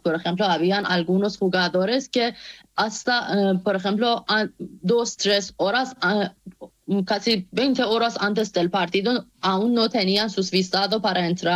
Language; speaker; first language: Spanish; non-native, fluent; Persian